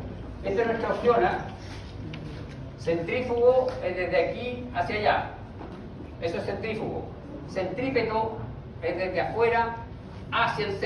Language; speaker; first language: Spanish; native; Spanish